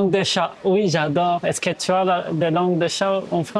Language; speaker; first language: French; non-native, fluent; Portuguese